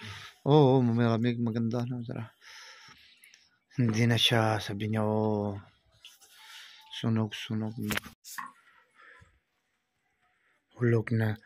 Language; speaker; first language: Filipino; non-native, learner; Punjabi